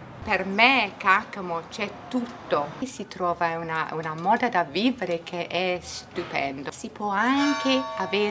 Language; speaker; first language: Italian; non-native, fluent; English